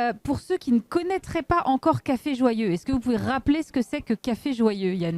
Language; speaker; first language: French; native; French